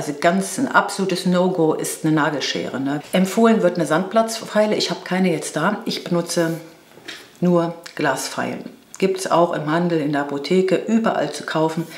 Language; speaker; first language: German; native; German